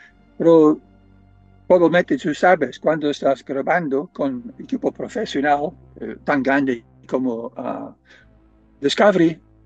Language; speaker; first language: Spanish; non-native, fluent; English